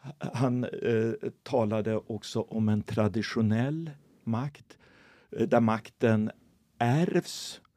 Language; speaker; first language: Swedish; native; Swedish